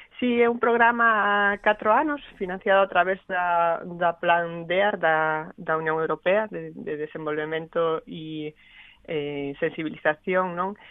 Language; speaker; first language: Galician; non-native, local second language; Spanish